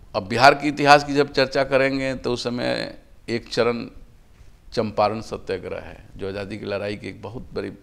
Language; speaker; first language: Hindi; native; Hindi